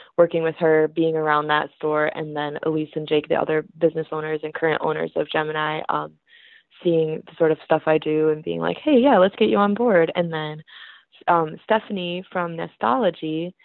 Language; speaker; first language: English; native; English